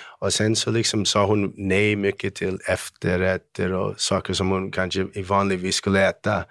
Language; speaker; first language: Swedish; early bilingual, heritage; Swedish